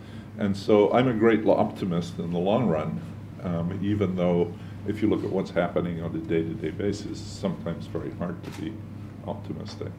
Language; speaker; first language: English; native; English